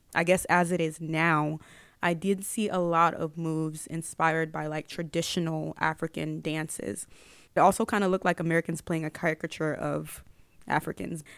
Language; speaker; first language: English; early bilingual, other home language; Yoruba